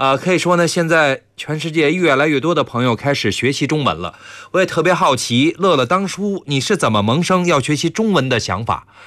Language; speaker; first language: Chinese; native; Chinese